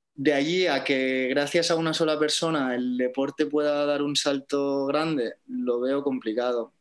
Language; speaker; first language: Spanish; native; Spanish